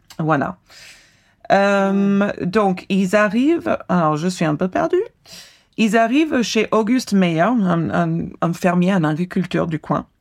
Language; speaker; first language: French; non-native, fluent; English